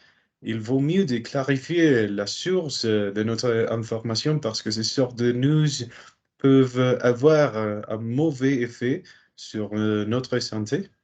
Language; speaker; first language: French; non-native, learner; Spanish